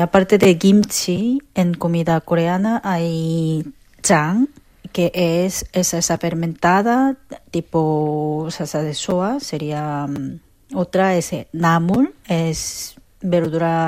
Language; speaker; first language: Spanish; non-native, fluent; Korean